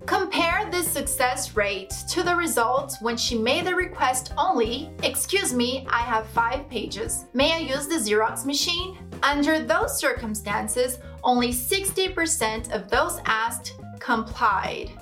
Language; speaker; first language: English; non-native, fluent; Portuguese